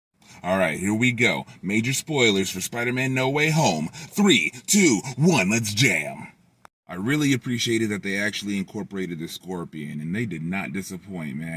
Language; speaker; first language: English; native; English